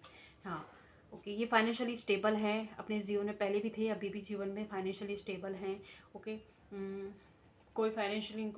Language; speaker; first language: Hindi; native; Hindi